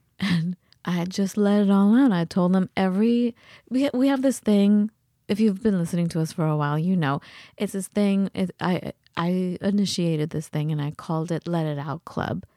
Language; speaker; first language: English; early bilingual, other home language; Persian